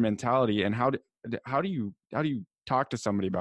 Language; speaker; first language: English; native; English